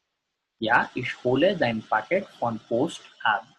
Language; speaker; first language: German; non-native, learner; Gujarati